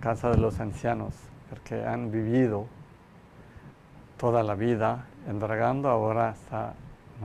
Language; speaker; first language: Spanish; non-native, learner; Malayalam